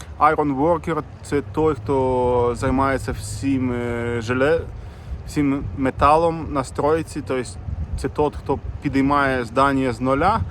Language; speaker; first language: Ukrainian; non-native, local second language; Russian